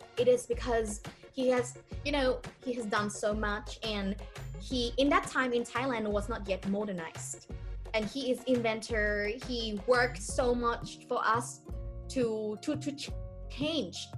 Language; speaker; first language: English; non-native, fluent; Thai